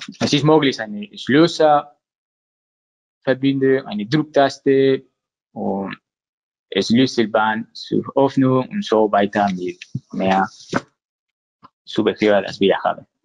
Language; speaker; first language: German; non-native, learner; Spanish